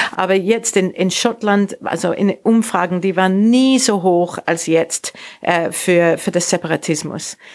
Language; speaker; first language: German; non-native, fluent; English